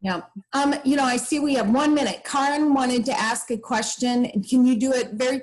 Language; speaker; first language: English; native; English